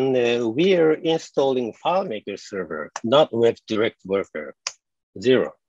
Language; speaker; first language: English; non-native, fluent; Japanese